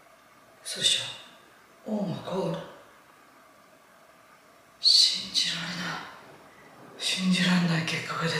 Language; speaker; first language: Japanese; native; Japanese